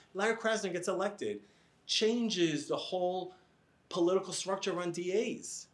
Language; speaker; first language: English; native; English